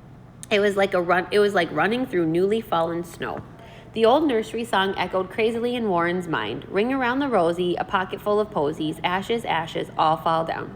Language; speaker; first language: English; native; English